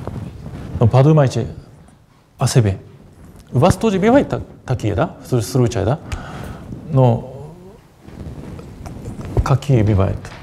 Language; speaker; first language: Russian; non-native, fluent; Japanese